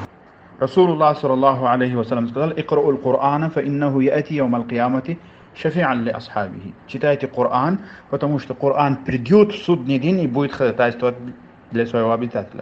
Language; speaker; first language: Russian; non-native, fluent; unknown